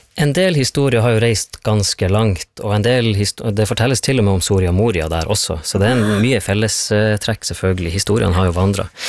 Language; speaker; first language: Norwegian; native; Norwegian